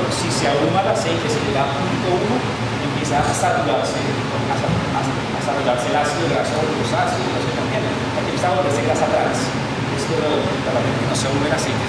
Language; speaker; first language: Spanish; native; Spanish